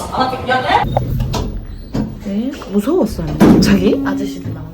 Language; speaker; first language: Korean; native; Korean